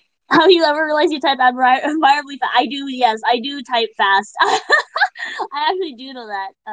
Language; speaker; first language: English; native; English